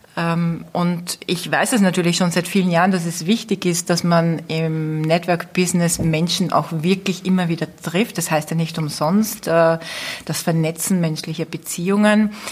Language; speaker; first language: German; native; German